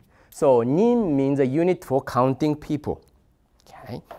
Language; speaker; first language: English; non-native, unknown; Japanese